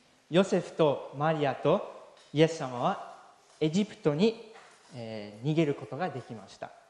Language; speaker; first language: Japanese; native; Japanese